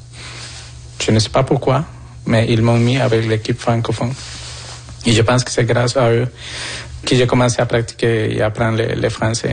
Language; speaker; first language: French; non-native, fluent; Spanish